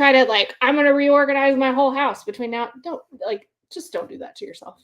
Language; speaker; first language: English; native; English